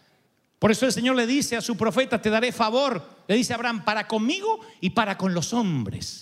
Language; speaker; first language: Spanish; native; Spanish